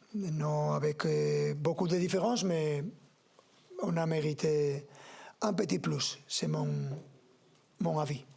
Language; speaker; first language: French; non-native, learner; Spanish